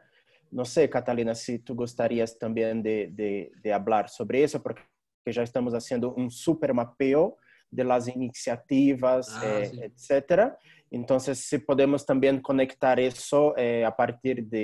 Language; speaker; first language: Portuguese; non-native, fluent; Spanish